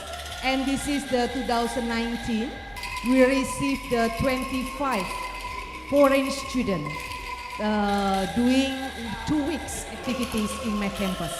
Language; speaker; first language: English; non-native, learner; Indonesian